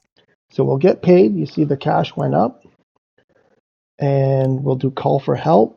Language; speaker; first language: English; native; English